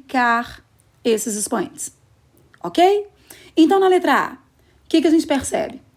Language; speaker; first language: Portuguese; native; Portuguese